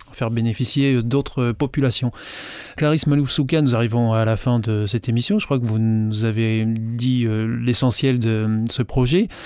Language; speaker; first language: French; native; French